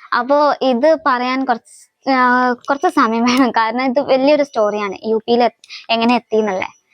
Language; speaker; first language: Malayalam; non-native, local second language; Hindi